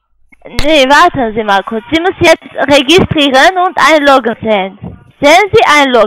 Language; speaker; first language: German; non-native, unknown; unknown